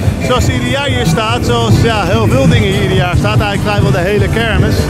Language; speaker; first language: Dutch; native; Dutch